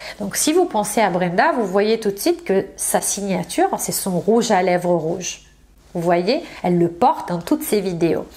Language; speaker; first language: French; non-native, fluent; Italian